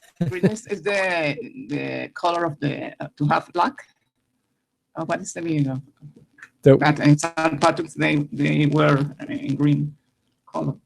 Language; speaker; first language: English; non-native, learner; Spanish